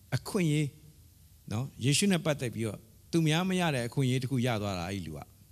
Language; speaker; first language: Burmese; non-native, local second language; Hakha Chin